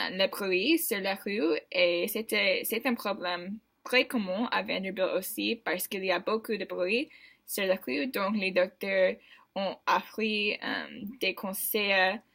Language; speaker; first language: French; non-native, learner; English